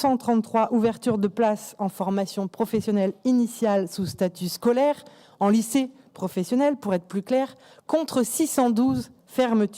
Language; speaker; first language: French; native; French